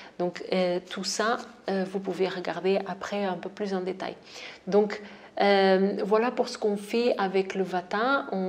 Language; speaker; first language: French; non-native, fluent; Portuguese